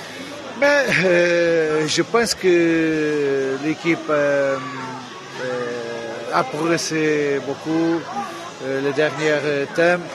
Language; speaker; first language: French; non-native, fluent; Portuguese